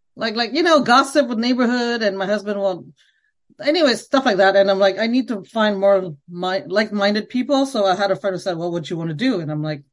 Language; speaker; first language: English; non-native, fluent; Khmer